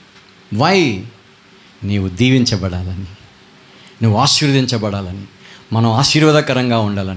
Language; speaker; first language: Telugu; native; Telugu